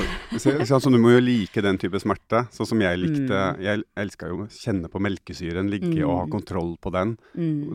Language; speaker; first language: Norwegian; native; Norwegian